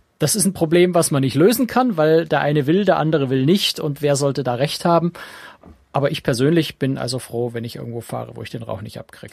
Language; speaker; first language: German; native; German